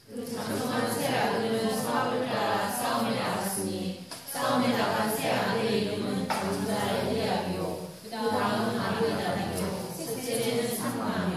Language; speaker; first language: Korean; native; Korean